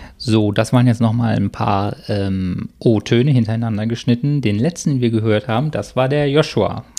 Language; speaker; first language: German; native; German